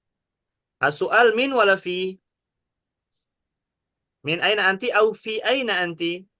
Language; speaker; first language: Arabic; non-native, fluent; Indonesian